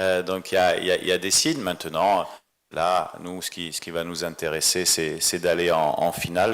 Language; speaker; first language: French; native; French